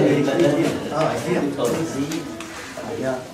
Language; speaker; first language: English; non-native, learner; French